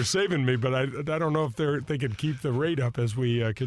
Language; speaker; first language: English; native; English